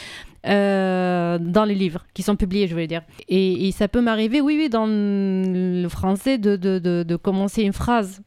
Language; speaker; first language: French; non-native, fluent; Arabic